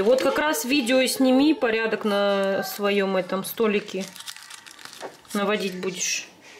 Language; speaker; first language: Russian; native; Russian